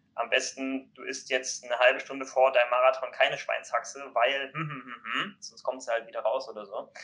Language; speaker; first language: German; native; German